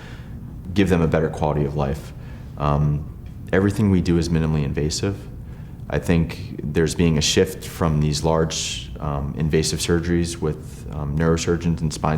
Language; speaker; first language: English; native; English